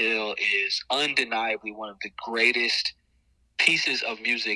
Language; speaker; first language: English; native; English